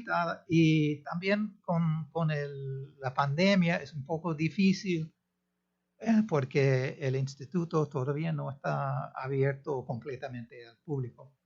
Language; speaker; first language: Spanish; non-native, fluent; English